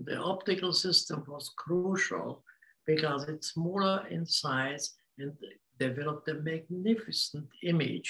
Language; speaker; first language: English; non-native, fluent; Hungarian